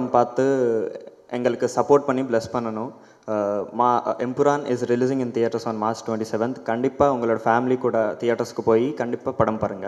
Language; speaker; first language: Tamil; non-native, learner; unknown